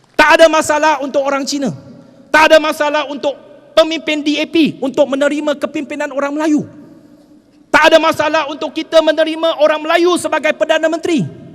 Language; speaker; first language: Malay; non-native, local second language; Chinese